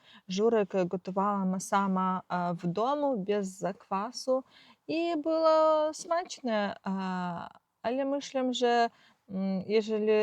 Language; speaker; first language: Polish; non-native, learner; Ukrainian